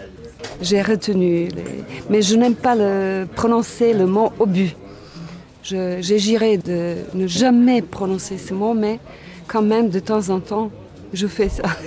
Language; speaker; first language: French; non-native, fluent; Bosnian